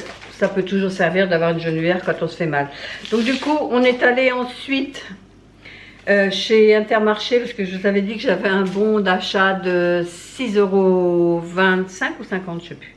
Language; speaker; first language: French; native; French